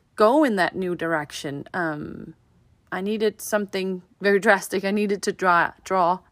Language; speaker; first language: English; non-native, fluent; Danish